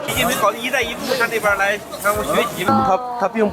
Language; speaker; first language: Chinese; native; Chinese